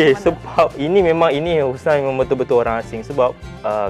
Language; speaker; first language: Malay; native; Malay